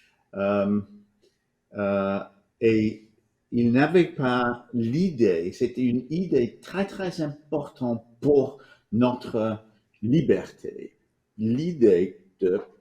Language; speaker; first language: French; non-native, fluent; English